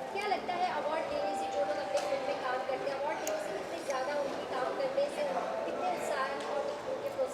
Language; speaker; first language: Hindi; native; Hindi